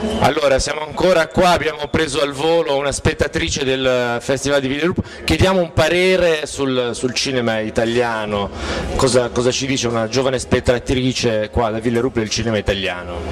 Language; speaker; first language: Italian; native; Italian